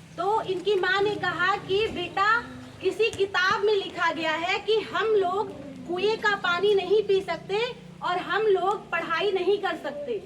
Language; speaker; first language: Hindi; native; Hindi